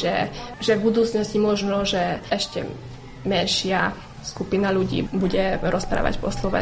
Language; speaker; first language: Slovak; non-native, local second language; Hungarian